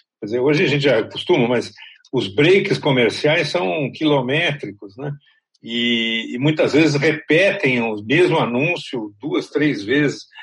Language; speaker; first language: Portuguese; native; Portuguese